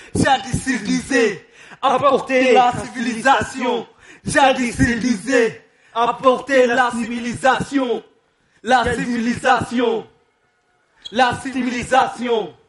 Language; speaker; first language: Spanish; non-native, fluent; Wolof